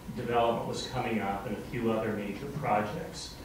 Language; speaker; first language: English; native; English